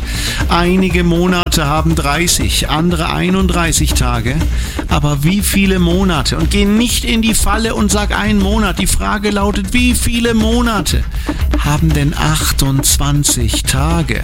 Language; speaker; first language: German; native; German